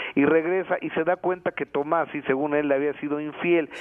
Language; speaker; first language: Spanish; native; Spanish